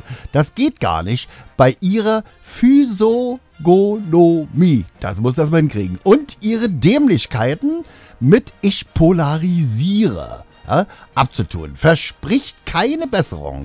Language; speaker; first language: German; native; German